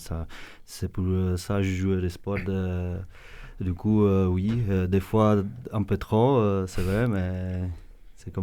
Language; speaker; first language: French; non-native, fluent; Czech